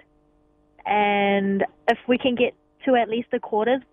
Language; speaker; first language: English; non-native, local second language; Cantonese